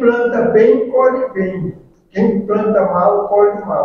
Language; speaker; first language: Portuguese; native; Portuguese